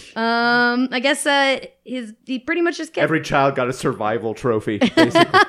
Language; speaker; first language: English; native; English